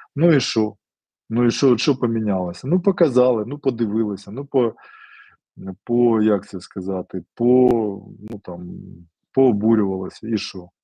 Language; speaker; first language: Ukrainian; non-native, local second language; Russian